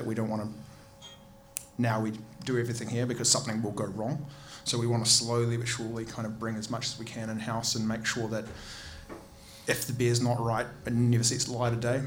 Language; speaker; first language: English; native; English